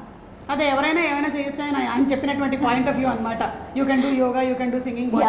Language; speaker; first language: Telugu; native; Telugu